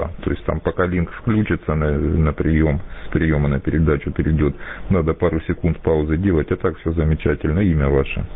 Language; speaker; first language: Russian; native; Russian